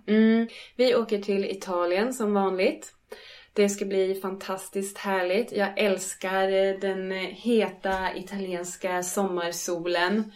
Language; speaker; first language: Swedish; native; Swedish